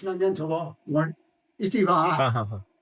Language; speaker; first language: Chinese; early bilingual, heritage; Chinese